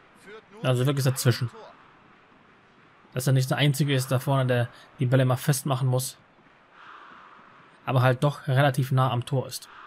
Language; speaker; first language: German; native; German